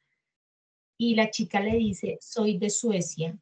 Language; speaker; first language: Spanish; native; Spanish